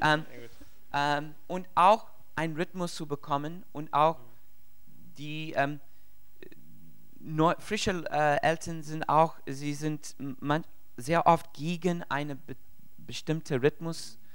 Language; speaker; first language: German; non-native, learner; English